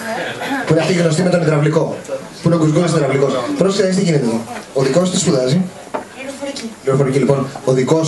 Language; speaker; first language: Greek; native; Greek